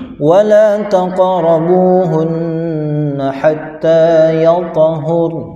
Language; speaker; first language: Arabic; non-native, fluent; Indonesian